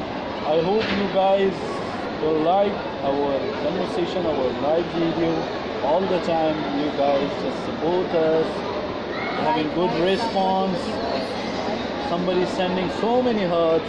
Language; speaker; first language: English; non-native, fluent; Pashto